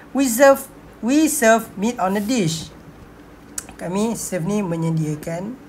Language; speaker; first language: English; non-native, local second language; Malay